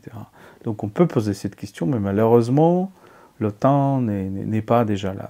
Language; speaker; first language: French; non-native, fluent; Ukrainian